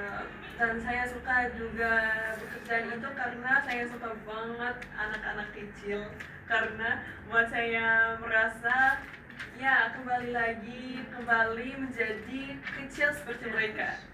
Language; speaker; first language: Indonesian; non-native, fluent; Arabic